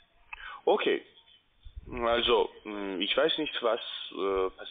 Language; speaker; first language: German; non-native, learner; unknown